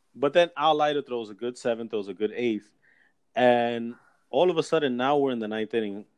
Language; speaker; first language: English; native; English